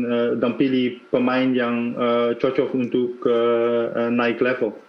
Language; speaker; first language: Indonesian; non-native, fluent; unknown